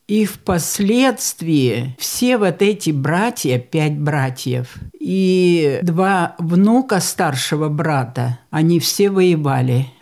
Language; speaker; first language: Russian; native; Russian